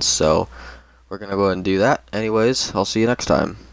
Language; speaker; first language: English; native; English